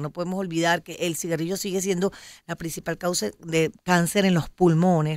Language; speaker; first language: Spanish; native; Spanish